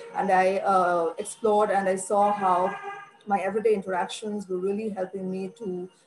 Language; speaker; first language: English; non-native, local second language; Bangla